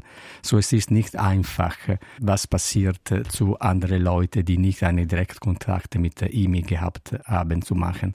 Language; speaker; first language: German; non-native, learner; Italian